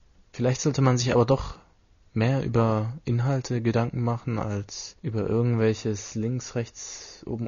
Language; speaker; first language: German; native; German